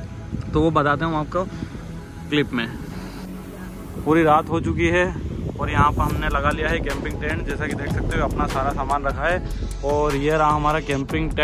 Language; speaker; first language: Hindi; native; Hindi